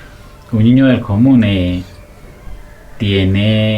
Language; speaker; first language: Spanish; native; Spanish